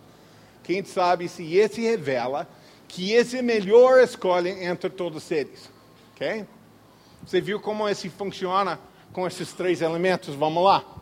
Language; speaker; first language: Portuguese; non-native, fluent; English